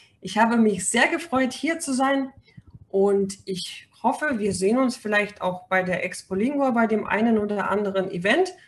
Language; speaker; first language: German; non-native, fluent; Russian